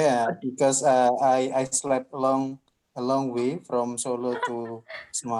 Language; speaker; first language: English; non-native, learner; Indonesian